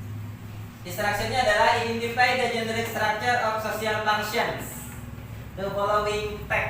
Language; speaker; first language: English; non-native, learner; Indonesian